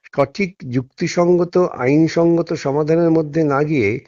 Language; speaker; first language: Bangla; native; Bangla